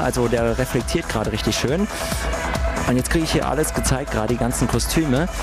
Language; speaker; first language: German; native; German